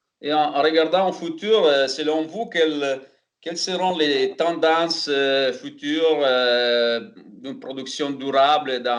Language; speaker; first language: French; non-native, fluent; Italian